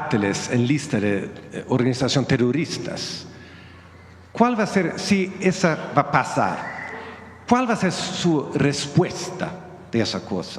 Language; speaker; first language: Spanish; non-native, learner; Swedish